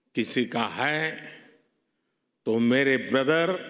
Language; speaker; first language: Hindi; non-native, local second language; Gujarati